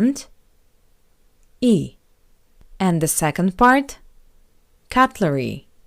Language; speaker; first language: English; non-native, fluent; Russian